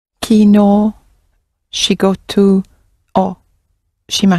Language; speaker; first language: Japanese; non-native, learner; English